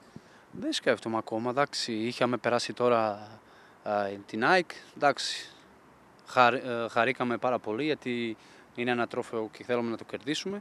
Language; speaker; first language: Greek; non-native, fluent; Portuguese